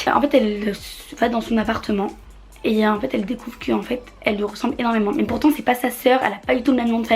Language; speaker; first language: French; native; French